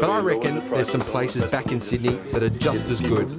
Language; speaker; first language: English; native; English